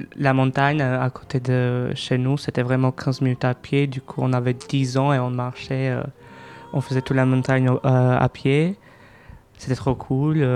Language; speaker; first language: French; non-native, fluent; Albanian